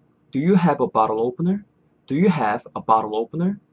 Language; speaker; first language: English; non-native, fluent; Korean